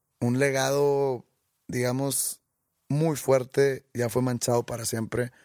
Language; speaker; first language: Spanish; native; Spanish